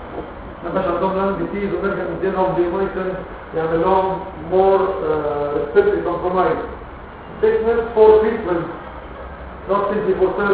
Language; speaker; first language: Arabic; native; Arabic